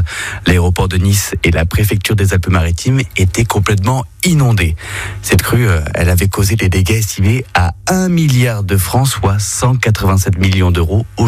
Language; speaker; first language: French; native; French